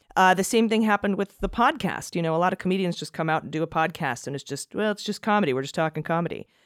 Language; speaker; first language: English; native; English